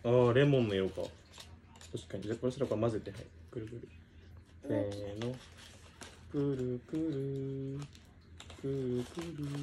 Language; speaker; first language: Japanese; native; Japanese